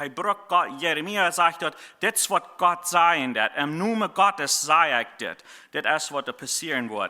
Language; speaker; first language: German; non-native, learner; Plautdietsch